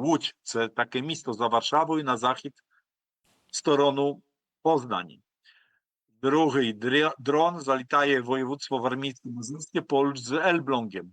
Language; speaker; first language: Polish; non-native, learner; Ukrainian